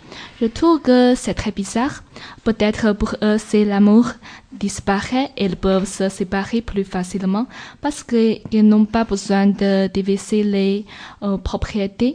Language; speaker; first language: French; non-native, learner; Chinese